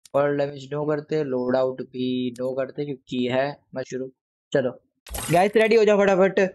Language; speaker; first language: Hindi; non-native, local second language; Gujarati